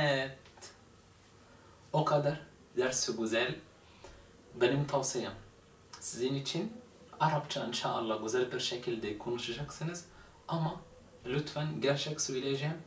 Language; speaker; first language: Turkish; non-native, fluent; Arabic